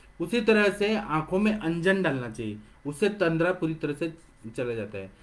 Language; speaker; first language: Hindi; non-native, local second language; Marathi